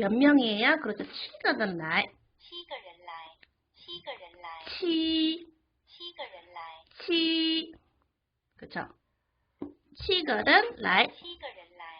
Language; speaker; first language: Chinese; non-native, learner; Korean